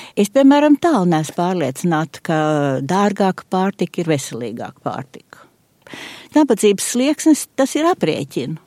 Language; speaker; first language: Latvian; native; Latvian